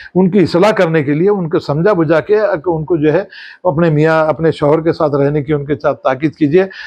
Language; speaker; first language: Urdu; native; Urdu